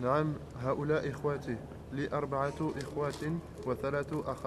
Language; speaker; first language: Arabic; non-native, learner; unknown